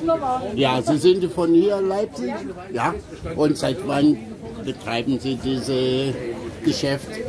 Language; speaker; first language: German; non-native, learner; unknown